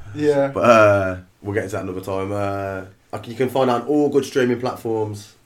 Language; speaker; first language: English; native; English